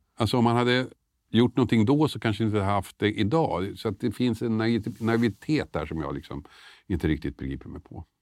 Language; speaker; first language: Swedish; native; Swedish